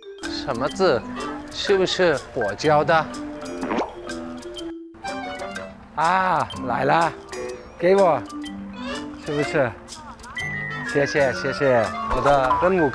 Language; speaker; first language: Chinese; non-native, fluent; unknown